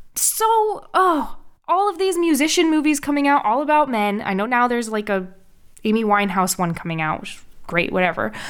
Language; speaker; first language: English; native; English